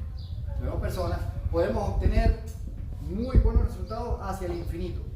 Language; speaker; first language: Spanish; native; Spanish